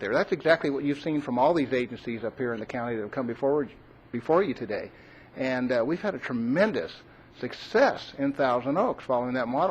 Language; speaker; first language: English; native; English